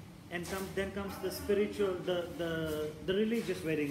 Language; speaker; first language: English; non-native, local second language; Konkani